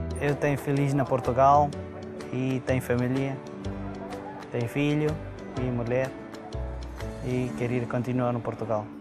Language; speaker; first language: Portuguese; non-native, learner; Nepali